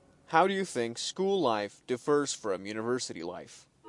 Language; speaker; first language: English; non-native, fluent; Persian